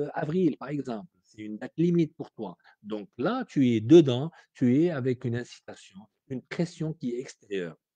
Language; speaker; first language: French; non-native, local second language; Arabic